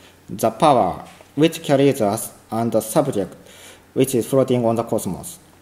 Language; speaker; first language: English; non-native, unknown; Japanese